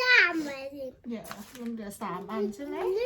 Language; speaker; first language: Danish; non-native, learner; Thai